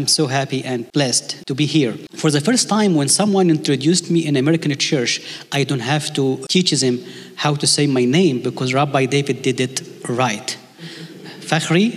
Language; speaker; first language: English; non-native, fluent; Arabic